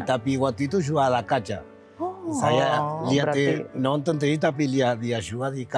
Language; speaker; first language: Indonesian; non-native, learner; Spanish